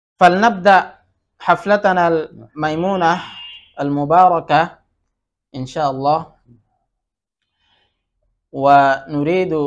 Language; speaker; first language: Arabic; non-native, fluent; Bangla